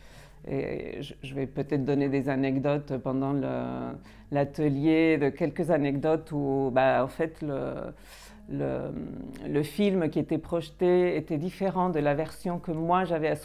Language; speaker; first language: French; native; French